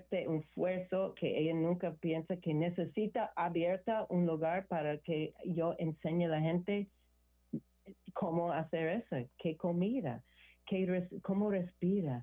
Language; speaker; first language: Spanish; non-native, learner; English